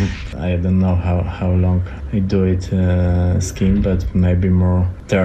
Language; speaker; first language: English; non-native, learner; Polish